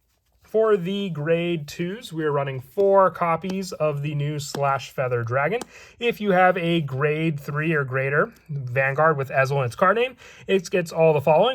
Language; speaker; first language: English; native; English